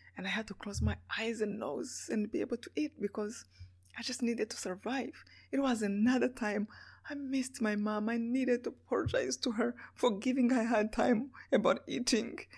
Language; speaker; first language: English; non-native, local second language; Kinyarwanda